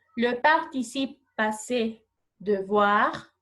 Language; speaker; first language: French; non-native, fluent; Spanish